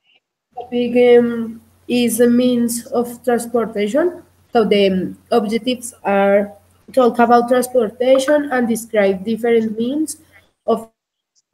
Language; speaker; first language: English; non-native, learner; Spanish